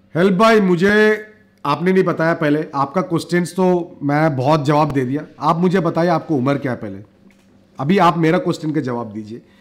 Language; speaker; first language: Hindi; native; Hindi